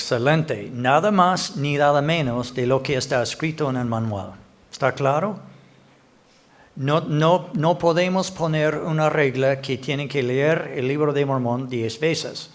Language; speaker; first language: Spanish; non-native, fluent; English